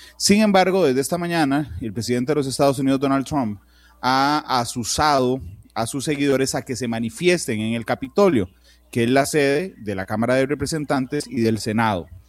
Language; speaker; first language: Spanish; native; Spanish